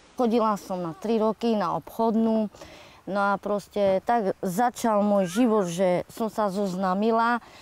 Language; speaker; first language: Slovak; non-native, local second language; Romany